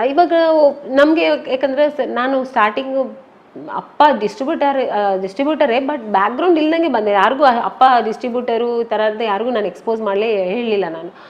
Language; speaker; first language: Kannada; native; Kannada